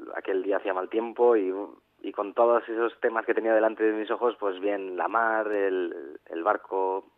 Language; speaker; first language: Spanish; native; Spanish